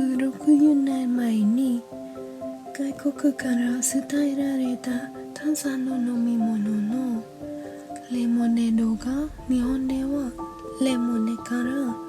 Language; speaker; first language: Japanese; non-native, learner; Khmer